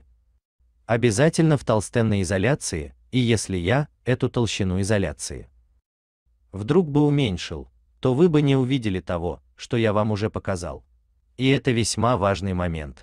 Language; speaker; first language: Russian; native; Russian